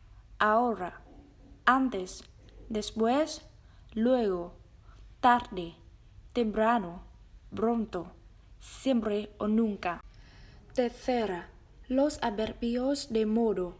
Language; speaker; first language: Spanish; non-native, learner; Vietnamese